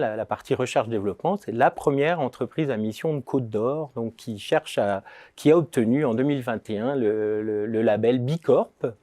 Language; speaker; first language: French; native; French